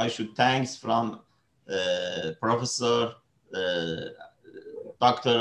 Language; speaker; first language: English; non-native, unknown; Persian